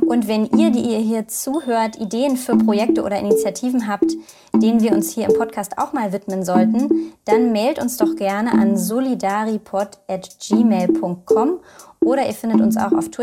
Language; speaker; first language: German; native; German